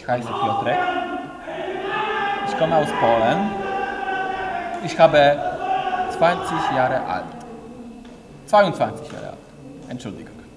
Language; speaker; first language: German; non-native, learner; Polish